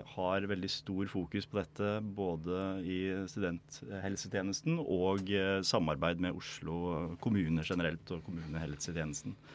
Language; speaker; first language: Norwegian; native; Norwegian